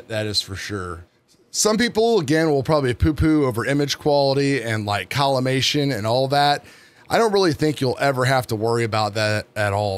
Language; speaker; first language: English; native; English